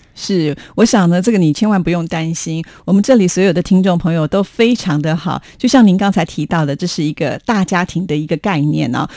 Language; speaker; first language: Chinese; native; Chinese